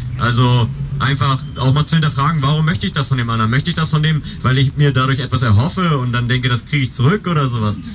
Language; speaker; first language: German; native; German